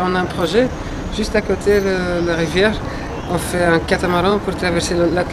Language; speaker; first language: French; non-native, local second language; Dutch